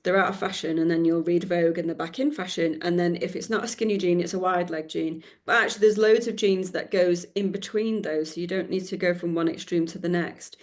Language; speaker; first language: English; native; English